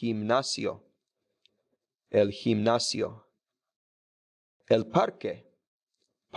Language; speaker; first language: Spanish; non-native, fluent; English